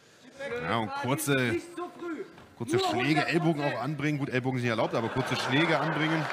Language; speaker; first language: German; native; German